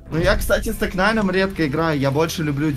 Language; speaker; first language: Russian; native; Russian